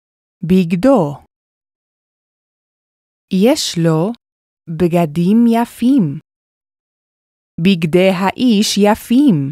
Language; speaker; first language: Hebrew; non-native, fluent; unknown